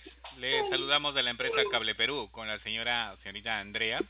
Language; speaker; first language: Spanish; native; Spanish